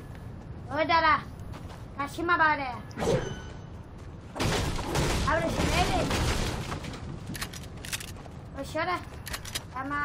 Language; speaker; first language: Spanish; non-native, learner; Portuguese